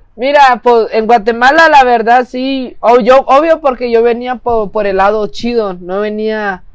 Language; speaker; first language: Spanish; native; Spanish